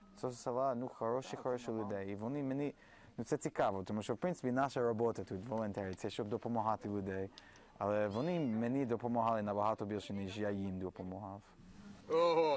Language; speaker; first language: Ukrainian; non-native, learner; English